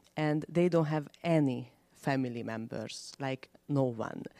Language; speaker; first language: English; non-native, fluent; Hungarian